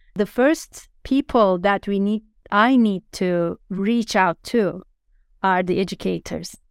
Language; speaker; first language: English; non-native, fluent; Turkish